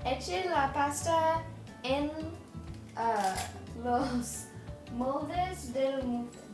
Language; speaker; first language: Spanish; non-native, learner; English